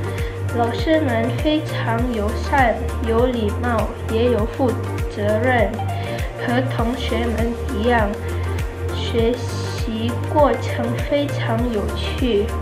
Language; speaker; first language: Chinese; non-native, learner; Indonesian